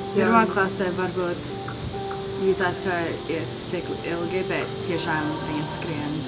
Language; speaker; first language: Latvian; early bilingual, heritage; Latvian